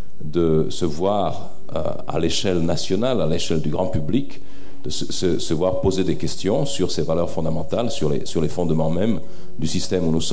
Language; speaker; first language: French; early bilingual, other home language; Serbian